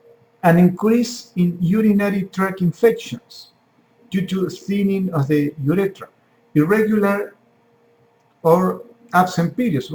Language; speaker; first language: English; non-native, fluent; Spanish